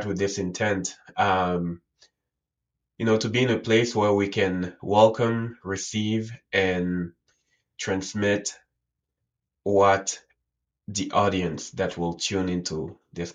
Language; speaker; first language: English; non-native, local second language; French